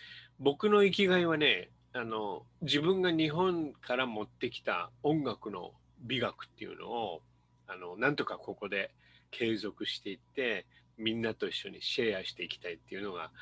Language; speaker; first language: Japanese; native; Japanese